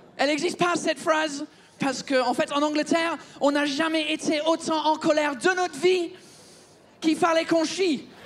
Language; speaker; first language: French; early bilingual, other home language; English